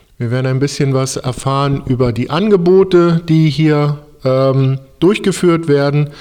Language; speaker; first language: German; native; German